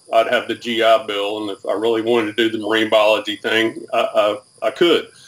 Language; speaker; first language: English; native; English